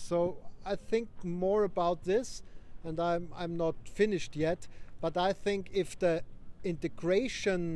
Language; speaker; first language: English; non-native, fluent; German